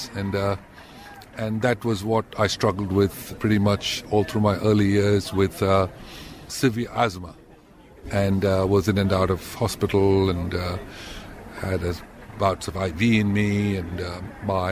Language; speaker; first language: English; non-native, local second language; Tamil